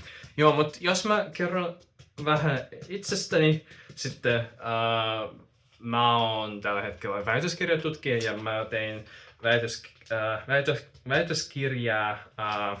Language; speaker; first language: Finnish; non-native, fluent; Russian